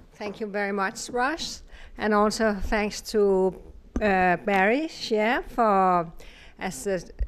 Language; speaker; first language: English; non-native, fluent; Kalaallisut